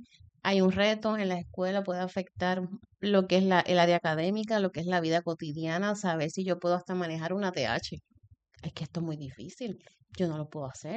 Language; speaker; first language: Spanish; native; Spanish